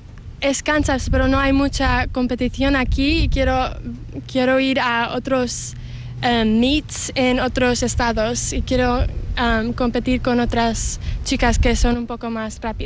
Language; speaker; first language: Spanish; early bilingual, heritage; Spanish